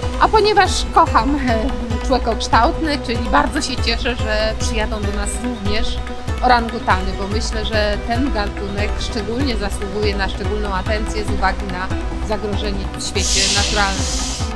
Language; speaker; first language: Polish; native; Polish